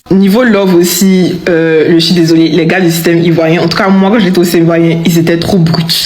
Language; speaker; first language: French; native; French